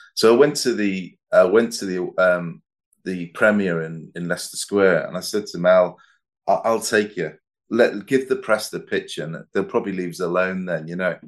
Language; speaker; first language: English; native; English